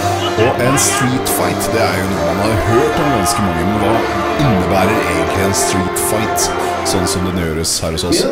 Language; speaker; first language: Norwegian; native; Norwegian